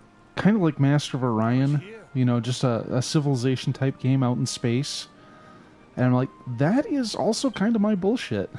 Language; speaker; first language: English; native; English